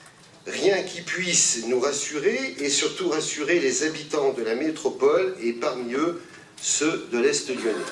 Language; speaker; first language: French; native; French